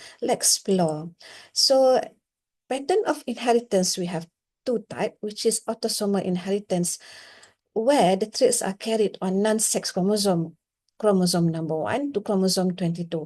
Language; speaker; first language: English; non-native, local second language; Malay